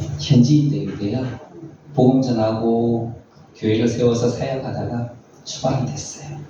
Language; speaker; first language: Korean; native; Korean